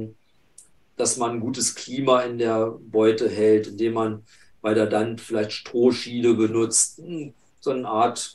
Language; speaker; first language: German; native; German